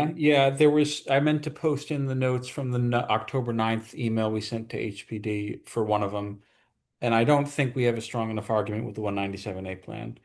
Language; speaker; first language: English; native; English